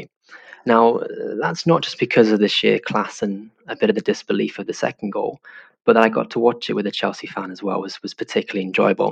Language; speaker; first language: English; native; English